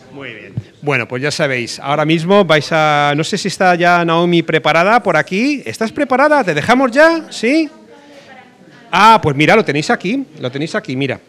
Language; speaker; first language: Spanish; native; Spanish